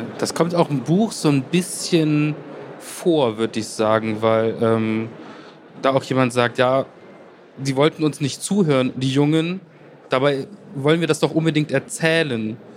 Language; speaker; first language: German; native; German